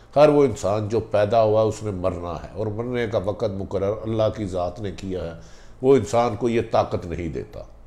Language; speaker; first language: Urdu; non-native, local second language; Punjabi